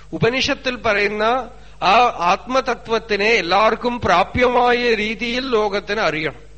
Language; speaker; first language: Malayalam; native; Malayalam